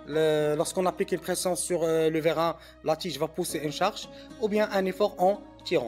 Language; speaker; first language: French; non-native, local second language; Arabic